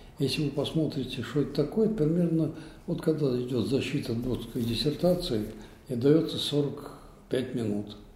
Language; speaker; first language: Russian; native; Russian